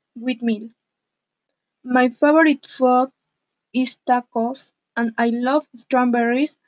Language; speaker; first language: English; non-native, learner; Spanish